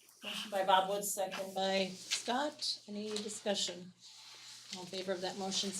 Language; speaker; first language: English; native; English